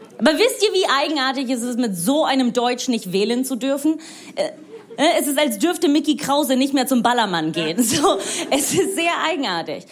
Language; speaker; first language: German; non-native, fluent; Italian